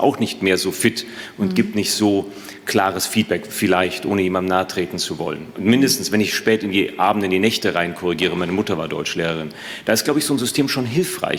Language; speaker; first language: German; native; German